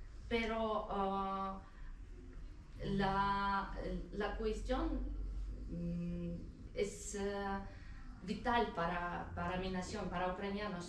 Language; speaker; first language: Spanish; non-native, fluent; Ukrainian